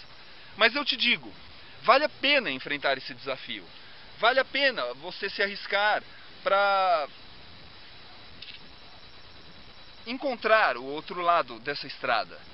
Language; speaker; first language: Portuguese; native; Portuguese